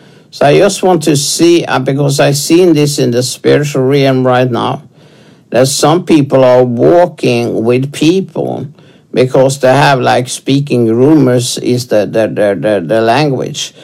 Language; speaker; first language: English; non-native, fluent; Swedish